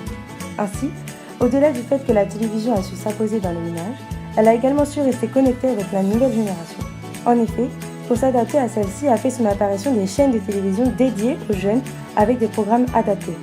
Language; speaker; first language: French; native; French